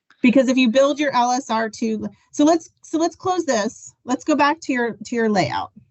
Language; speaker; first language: English; native; English